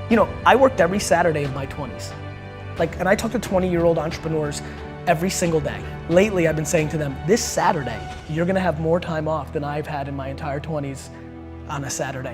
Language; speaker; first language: English; early bilingual, other home language; Russian